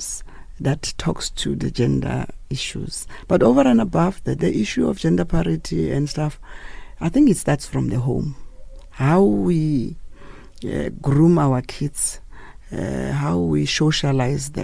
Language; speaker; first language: English; non-native, local second language; Tswana